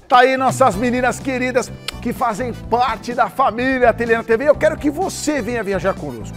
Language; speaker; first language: Portuguese; native; Portuguese